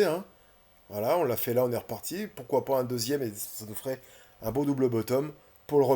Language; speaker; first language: French; native; French